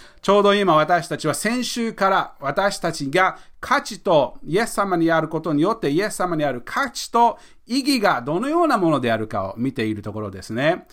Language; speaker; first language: Japanese; non-native, fluent; English